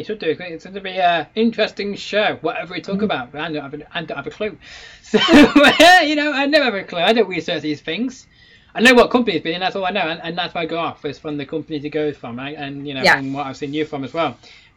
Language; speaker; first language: English; native; English